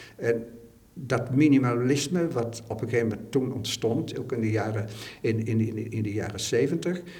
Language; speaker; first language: Dutch; native; Dutch